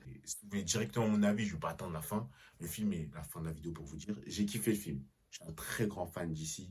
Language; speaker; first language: French; native; French